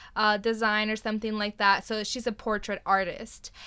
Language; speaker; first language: English; early bilingual, other home language; Spanish